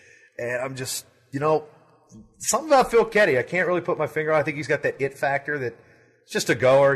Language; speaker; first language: English; native; English